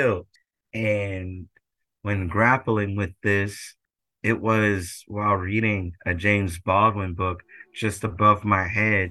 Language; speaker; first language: English; native; English